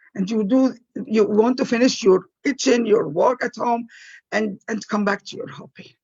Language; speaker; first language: English; non-native, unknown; Arabic